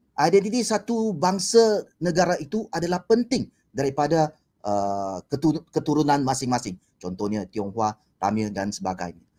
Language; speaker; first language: Malay; non-native, local second language; Chinese